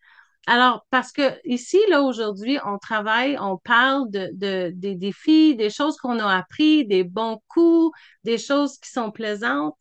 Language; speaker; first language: French; native; French